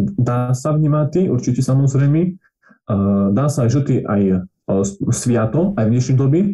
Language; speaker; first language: Slovak; non-native, local second language; Rusyn